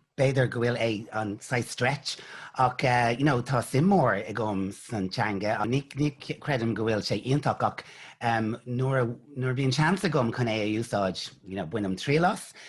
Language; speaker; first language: Irish; non-native, local second language; English